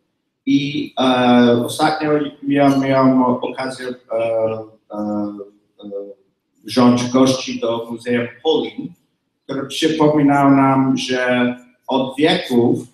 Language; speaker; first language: Polish; non-native, learner; English